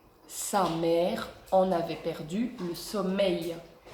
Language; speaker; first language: French; native; French